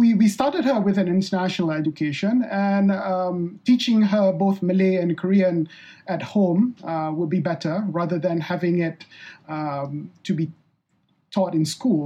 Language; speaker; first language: English; non-native, local second language; Malay